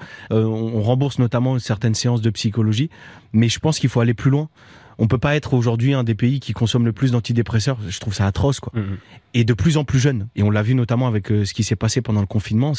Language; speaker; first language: French; native; French